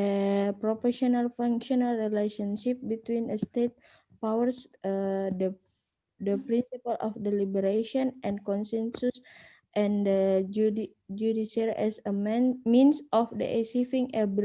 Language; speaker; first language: English; non-native, learner; Indonesian